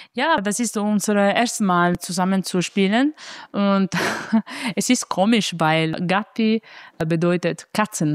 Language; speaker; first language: German; non-native, fluent; Italian